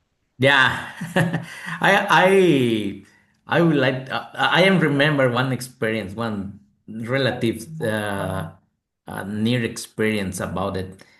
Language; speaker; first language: English; non-native, learner; Spanish